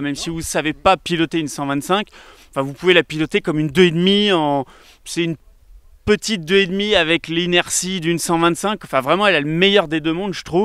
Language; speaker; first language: French; native; French